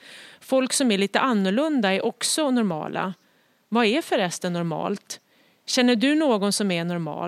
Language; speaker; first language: Swedish; native; Swedish